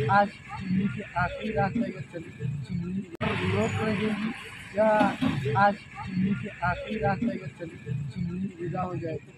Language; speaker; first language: Hindi; non-native, local second language; Marathi